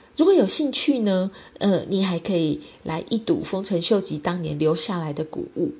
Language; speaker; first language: Chinese; native; Chinese